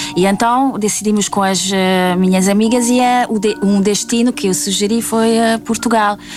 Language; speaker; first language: Portuguese; non-native, fluent; Hungarian